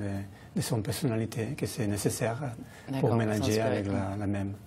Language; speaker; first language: French; non-native, learner; Spanish